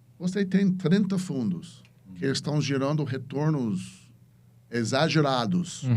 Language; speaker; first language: Portuguese; non-native, fluent; English